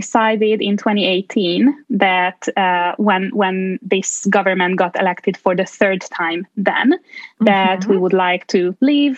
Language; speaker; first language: English; non-native, fluent; Hungarian